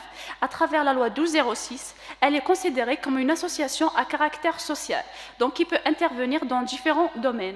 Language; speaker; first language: French; non-native, local second language; Kabyle